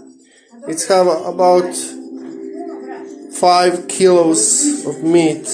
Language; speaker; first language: English; non-native, learner; Croatian